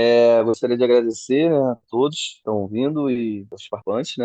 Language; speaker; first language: Portuguese; native; Portuguese